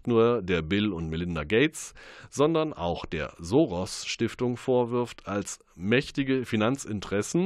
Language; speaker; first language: German; native; German